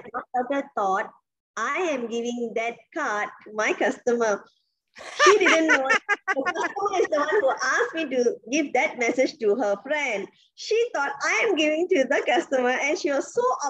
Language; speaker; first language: English; non-native, local second language; Tamil